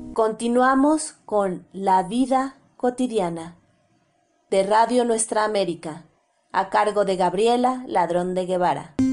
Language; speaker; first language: Spanish; native; Spanish